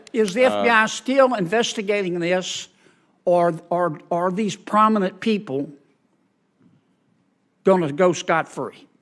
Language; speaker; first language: English; native; English